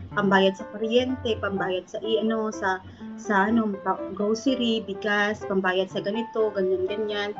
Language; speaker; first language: Filipino; native; Filipino